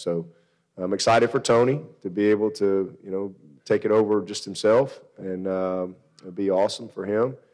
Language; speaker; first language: English; native; English